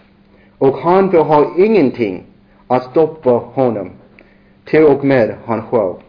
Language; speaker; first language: Swedish; non-native, learner; English